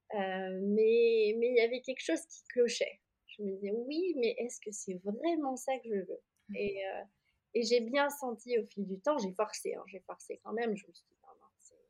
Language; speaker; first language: French; native; French